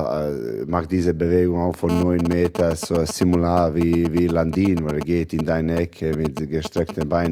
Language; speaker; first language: German; non-native, fluent; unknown